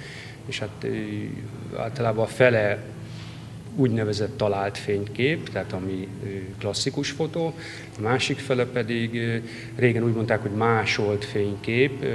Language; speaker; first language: Hungarian; native; Hungarian